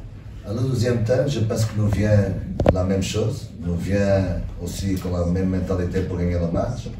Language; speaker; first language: French; non-native, learner; Portuguese